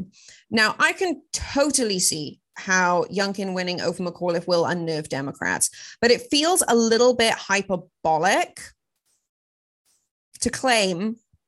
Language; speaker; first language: English; native; English